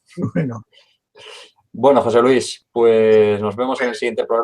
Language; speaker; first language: Spanish; native; Spanish